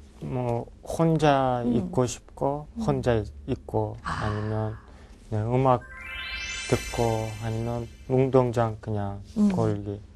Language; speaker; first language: Korean; non-native, learner; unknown